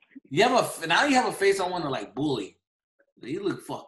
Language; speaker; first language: English; early bilingual, other home language; Spanish